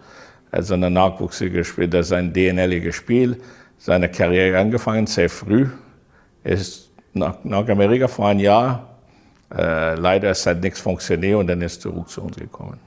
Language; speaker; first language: German; non-native, fluent; English